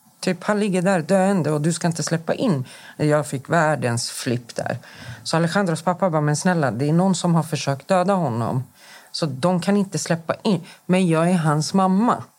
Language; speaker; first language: Swedish; native; Swedish